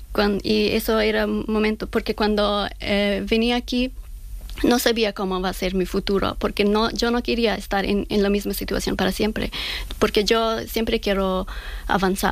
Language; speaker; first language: Spanish; non-native, fluent; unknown